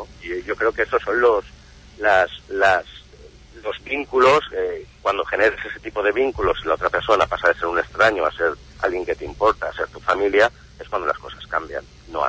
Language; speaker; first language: Spanish; native; Spanish